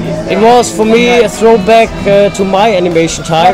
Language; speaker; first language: English; non-native, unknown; German